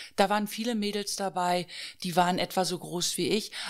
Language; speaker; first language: German; native; German